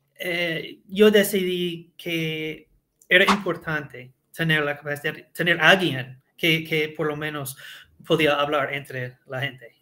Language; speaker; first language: Spanish; non-native, learner; English